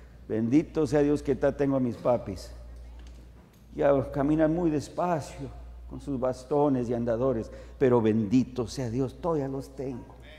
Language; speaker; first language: Spanish; early bilingual, heritage; Spanish